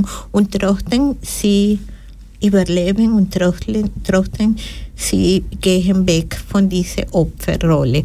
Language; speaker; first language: German; non-native, learner; Spanish